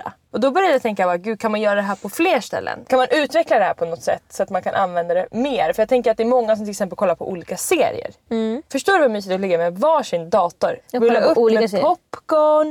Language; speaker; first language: Swedish; native; Swedish